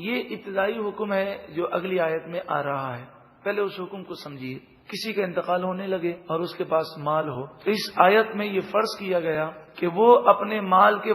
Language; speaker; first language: Urdu; native; Urdu